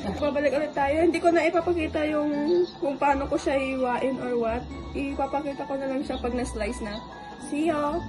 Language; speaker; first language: Filipino; non-native, local second language; Iloko